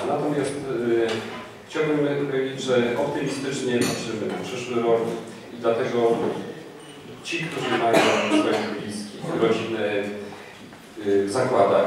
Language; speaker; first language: Polish; native; Polish